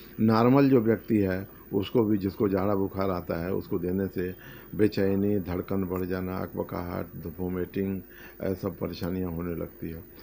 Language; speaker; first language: Hindi; native; Hindi